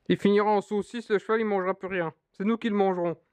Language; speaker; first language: French; native; French